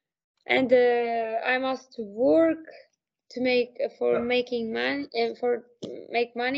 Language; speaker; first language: English; non-native, learner; Uzbek